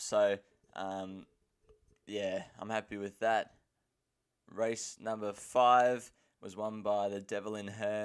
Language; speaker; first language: English; native; English